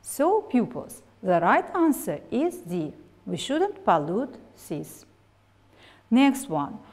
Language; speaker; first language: English; non-native, fluent; Russian